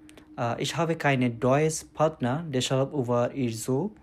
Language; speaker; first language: German; non-native, learner; Bangla